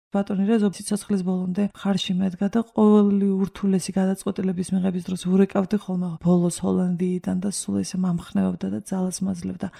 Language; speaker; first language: Georgian; native; Georgian